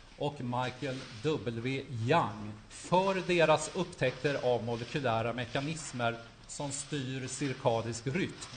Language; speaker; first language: Swedish; native; Swedish